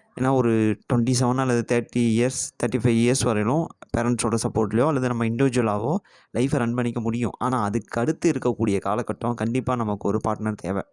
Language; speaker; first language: Tamil; native; Tamil